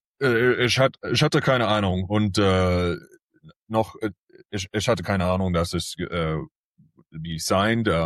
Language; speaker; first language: German; early bilingual, heritage; English